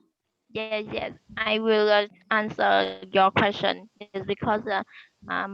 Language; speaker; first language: English; non-native, learner; Vietnamese